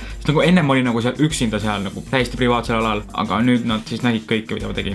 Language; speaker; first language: Estonian; early bilingual, heritage; Estonian